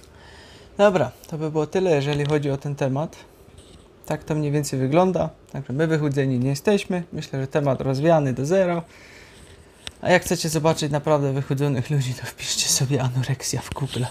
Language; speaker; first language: Polish; native; Polish